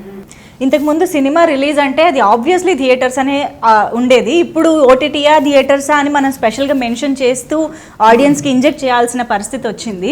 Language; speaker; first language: Telugu; native; Telugu